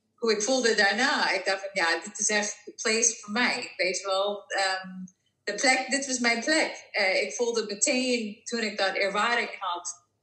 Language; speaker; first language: Dutch; non-native, fluent; English